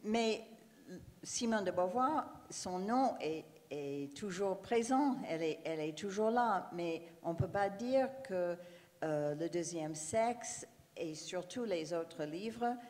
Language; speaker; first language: French; non-native, fluent; English